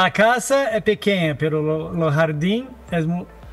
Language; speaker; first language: Spanish; non-native, learner; Portuguese